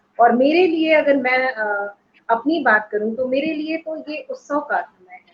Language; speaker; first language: Hindi; native; Hindi